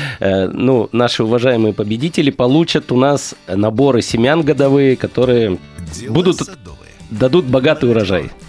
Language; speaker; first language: Russian; native; Russian